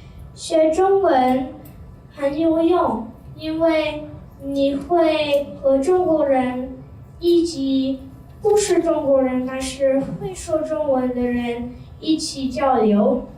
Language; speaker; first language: Chinese; non-native, learner; English